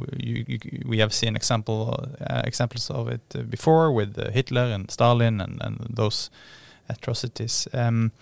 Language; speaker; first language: English; non-native, fluent; Norwegian